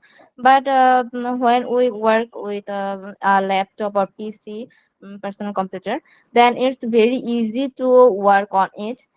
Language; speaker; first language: English; non-native, learner; Bangla